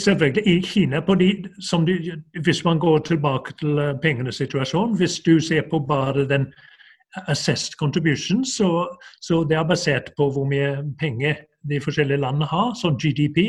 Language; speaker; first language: Norwegian; non-native, fluent; English